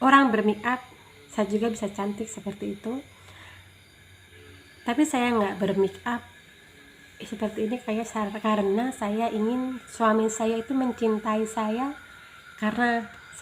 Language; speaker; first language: Indonesian; native; Indonesian